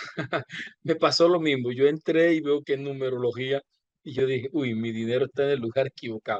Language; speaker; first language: Spanish; native; Spanish